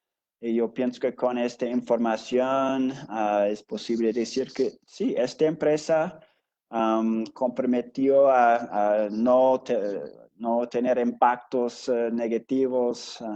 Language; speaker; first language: Spanish; non-native, fluent; English